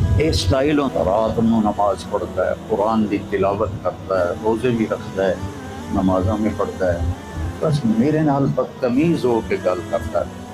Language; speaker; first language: Urdu; non-native, local second language; Punjabi